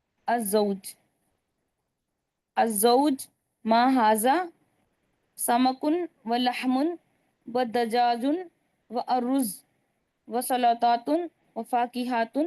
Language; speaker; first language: Arabic; non-native, learner; Urdu